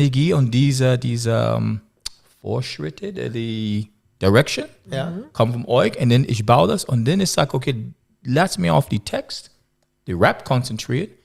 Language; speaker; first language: German; non-native, learner; English